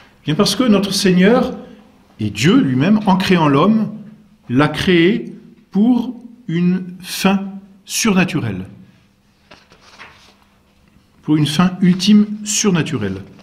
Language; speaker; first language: French; native; French